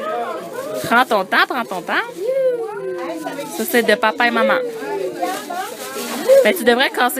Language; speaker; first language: French; native; French